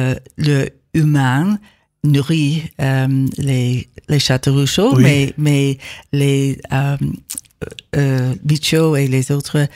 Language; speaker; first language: French; non-native, learner; English